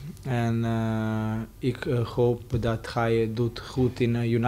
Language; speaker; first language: Dutch; non-native, learner; Serbian